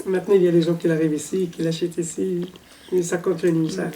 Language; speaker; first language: French; non-native, local second language; Arabic